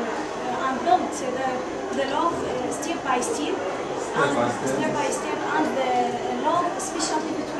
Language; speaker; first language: English; non-native, learner; Arabic